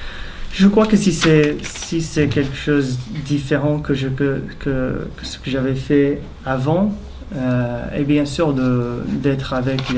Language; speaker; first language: French; non-native, fluent; English